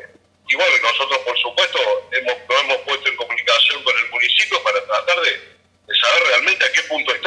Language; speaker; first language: Spanish; native; Spanish